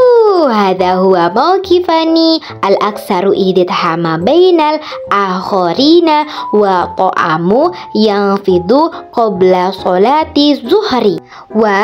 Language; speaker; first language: Arabic; non-native, learner; Indonesian